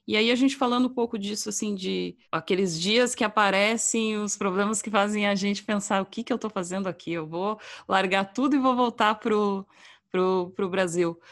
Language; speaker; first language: Portuguese; native; Portuguese